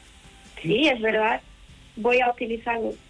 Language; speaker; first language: Spanish; non-native, learner; Portuguese